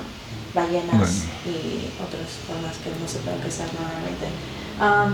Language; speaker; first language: Spanish; non-native, fluent; English